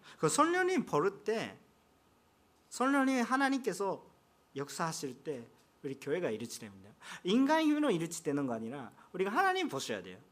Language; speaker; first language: Korean; non-native, fluent; Japanese